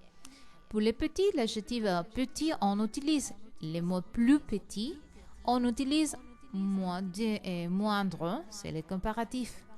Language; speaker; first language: French; non-native, learner; Spanish